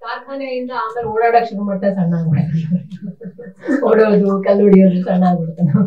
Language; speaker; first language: Kannada; native; Kannada